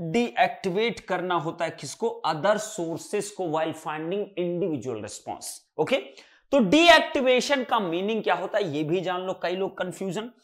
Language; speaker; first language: Hindi; native; Hindi